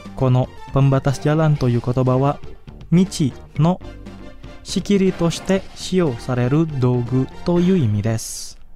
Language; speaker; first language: Japanese; non-native, fluent; Indonesian